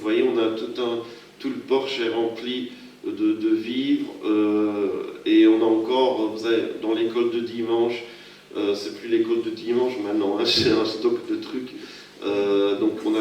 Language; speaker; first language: French; native; French